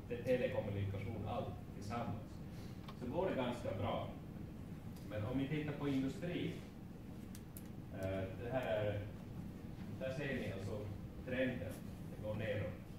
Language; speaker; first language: Swedish; non-native, fluent; Finnish